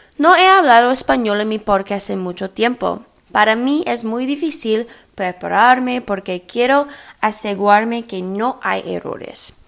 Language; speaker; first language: Spanish; early bilingual, heritage; English